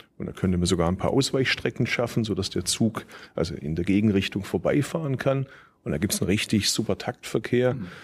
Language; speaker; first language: German; early bilingual, other home language; Turkish